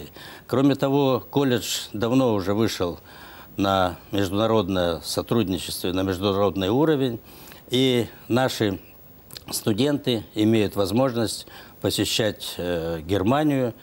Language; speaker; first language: Russian; native; Russian